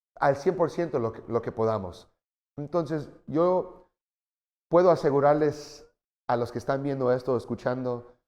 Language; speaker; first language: Spanish; early bilingual, heritage; Spanish